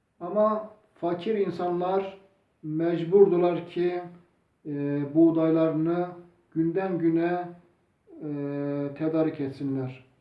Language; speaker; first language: Turkish; non-native, local second language; Zaza